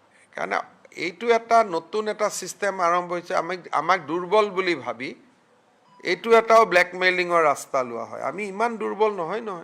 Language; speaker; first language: Assamese; native; Assamese